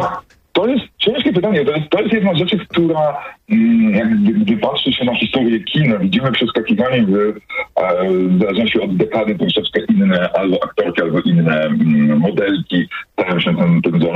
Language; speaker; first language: Polish; native; Polish